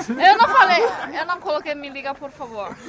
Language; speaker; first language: Portuguese; non-native, fluent; Chinese